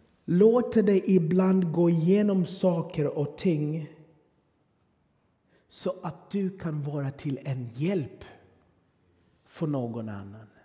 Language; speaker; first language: Swedish; non-native, fluent; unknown